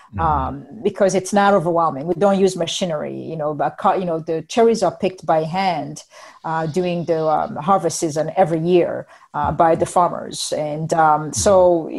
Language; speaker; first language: English; non-native, fluent; Rundi